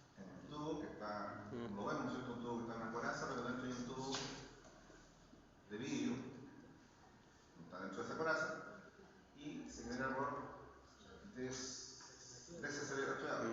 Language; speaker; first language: Spanish; native; Spanish